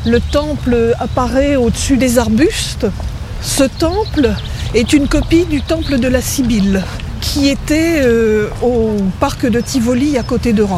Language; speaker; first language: French; native; French